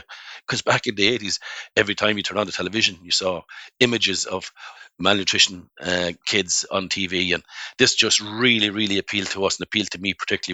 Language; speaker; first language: English; native; English